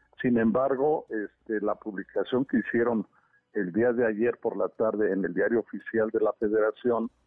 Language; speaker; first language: Spanish; native; Spanish